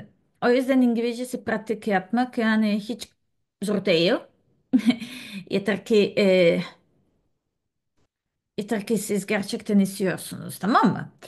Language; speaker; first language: Turkish; non-native, learner; Serbian